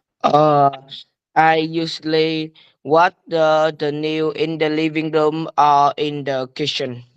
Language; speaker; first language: English; non-native, learner; Vietnamese